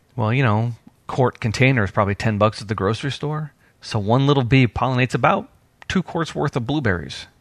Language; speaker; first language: English; native; English